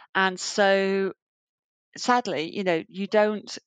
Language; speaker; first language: English; native; English